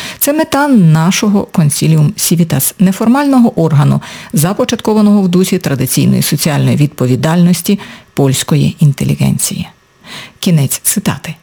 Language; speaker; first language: Ukrainian; native; Ukrainian